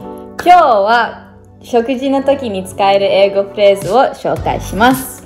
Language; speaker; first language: Japanese; early bilingual, heritage; Japanese